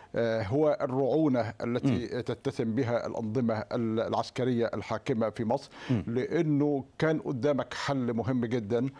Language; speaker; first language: Arabic; native; Arabic